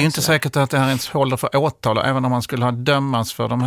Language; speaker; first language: Swedish; native; Swedish